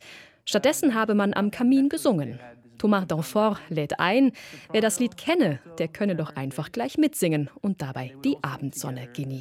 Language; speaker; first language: German; native; German